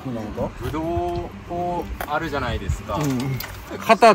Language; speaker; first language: Japanese; native; Japanese